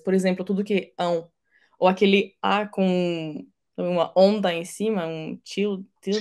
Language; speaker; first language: Portuguese; non-native, fluent; French